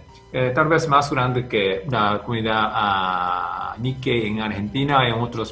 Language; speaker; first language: Spanish; non-native, fluent; Japanese